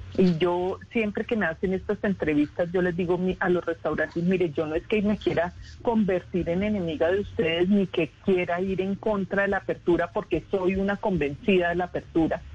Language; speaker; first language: Spanish; native; Spanish